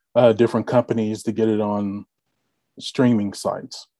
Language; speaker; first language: English; native; English